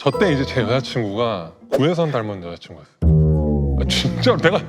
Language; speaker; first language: Korean; native; Korean